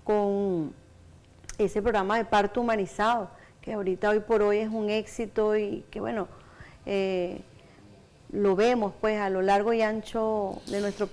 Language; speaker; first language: Spanish; native; Spanish